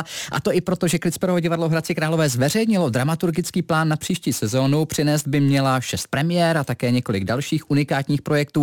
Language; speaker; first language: Czech; native; Czech